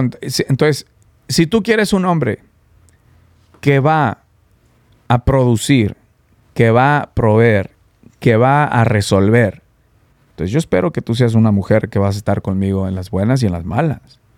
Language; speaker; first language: Spanish; early bilingual, heritage; Spanish